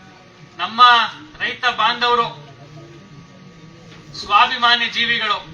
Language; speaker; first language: Kannada; native; Kannada